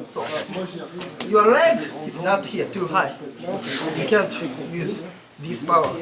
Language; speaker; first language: English; non-native, learner; Japanese